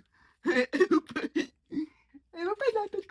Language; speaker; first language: French; non-native, learner; Mongolian